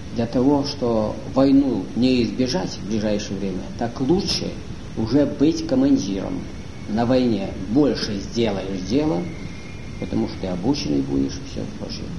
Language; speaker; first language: Russian; non-native, local second language; Ukrainian